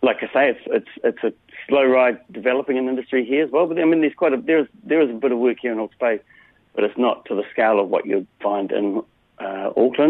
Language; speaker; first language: English; native; English